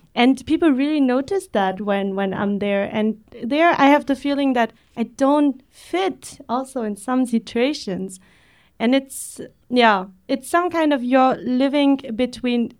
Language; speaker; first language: English; early bilingual, other home language; Vietnamese